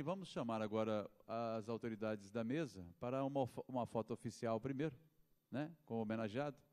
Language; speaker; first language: Portuguese; native; Portuguese